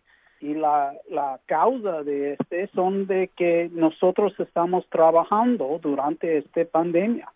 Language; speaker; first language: Spanish; early bilingual, heritage; English